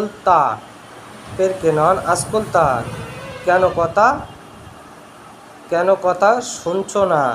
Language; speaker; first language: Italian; non-native, learner; Bangla